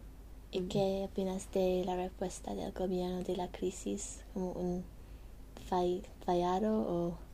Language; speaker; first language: Spanish; non-native, learner; English